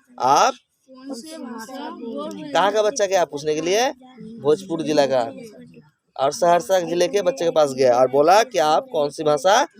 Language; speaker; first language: Hindi; native; Hindi